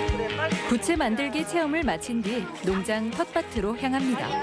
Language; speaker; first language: Korean; native; Korean